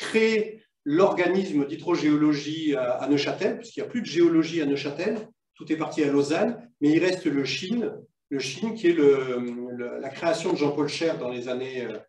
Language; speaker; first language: French; native; French